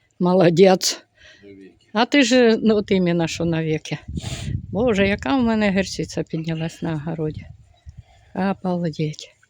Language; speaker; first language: Ukrainian; native; Ukrainian